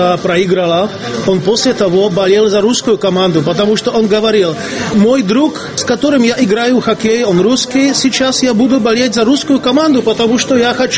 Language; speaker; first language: Russian; non-native, fluent; Czech